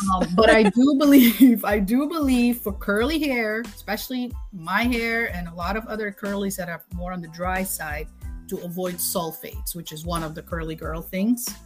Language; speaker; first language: English; non-native, fluent; Dutch